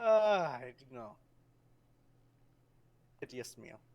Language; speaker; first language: Spanish; non-native, learner; English